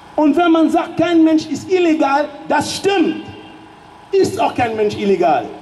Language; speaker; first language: German; early bilingual, other home language; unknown